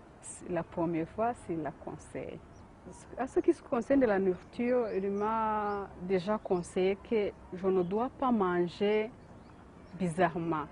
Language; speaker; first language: French; non-native, learner; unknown